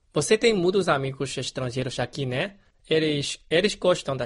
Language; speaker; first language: Portuguese; non-native, fluent; Chinese